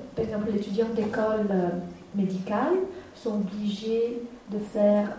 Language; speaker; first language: French; non-native, fluent; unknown